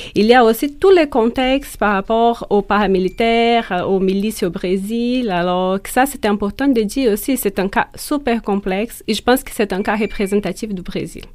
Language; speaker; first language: French; non-native, fluent; Portuguese